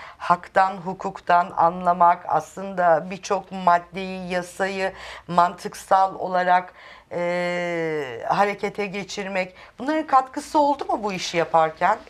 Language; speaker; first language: Turkish; native; Turkish